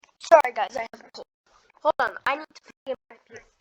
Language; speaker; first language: English; native; English